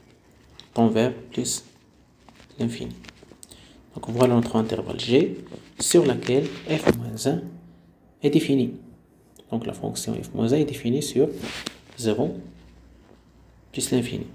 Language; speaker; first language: French; non-native, local second language; Arabic